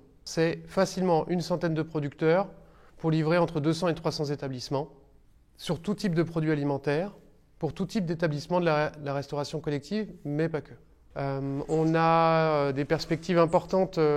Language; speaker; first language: French; native; French